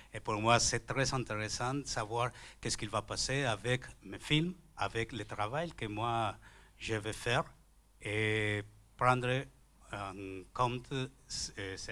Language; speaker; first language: French; non-native, learner; Spanish